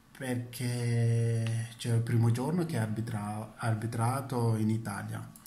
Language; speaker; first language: Italian; non-native, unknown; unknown